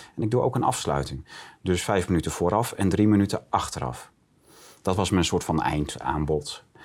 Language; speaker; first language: Dutch; native; Dutch